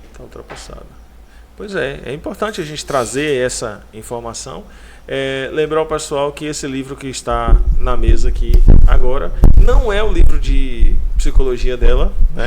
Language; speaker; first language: Portuguese; native; Portuguese